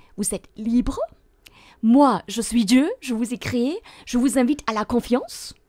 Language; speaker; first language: French; non-native, fluent; German